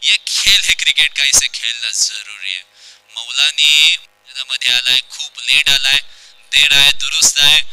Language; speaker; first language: Hindi; non-native, local second language; Marathi